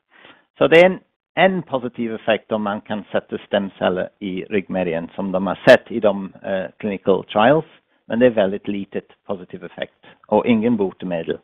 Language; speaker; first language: Swedish; non-native, fluent; English